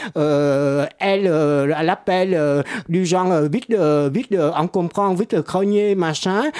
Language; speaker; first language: French; non-native, fluent; Vietnamese